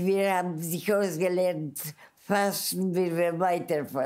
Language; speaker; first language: German; non-native, fluent; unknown